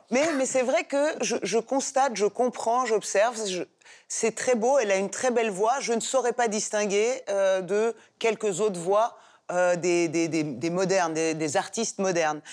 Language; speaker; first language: French; non-native, fluent; Persian